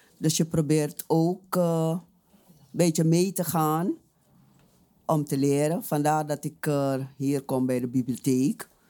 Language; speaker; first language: Dutch; native; Dutch